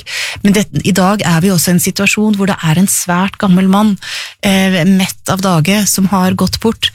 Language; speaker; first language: Norwegian; native; Norwegian